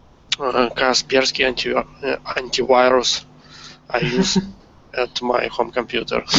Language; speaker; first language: English; non-native, learner; Russian